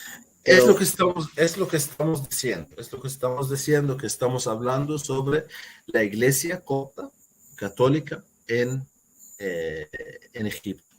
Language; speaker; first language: Spanish; non-native, fluent; Arabic